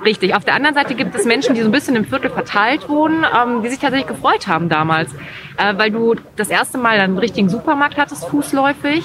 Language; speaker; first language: German; native; German